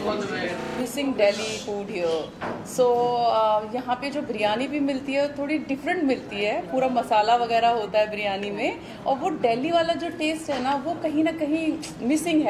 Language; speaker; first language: Hindi; native; Hindi